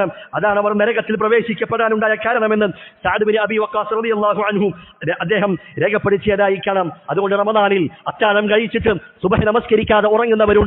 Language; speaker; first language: Malayalam; native; Malayalam